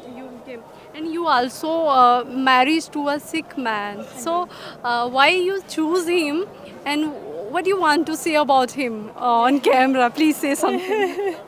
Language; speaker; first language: English; non-native, local second language; Punjabi